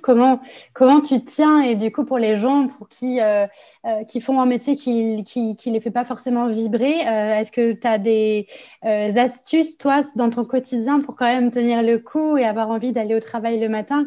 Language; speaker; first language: French; native; French